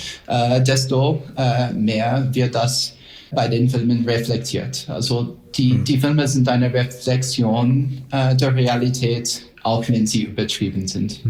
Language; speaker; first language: German; non-native, fluent; English